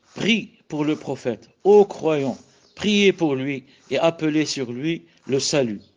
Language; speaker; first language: French; non-native, local second language; Arabic